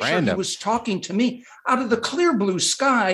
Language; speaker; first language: English; native; English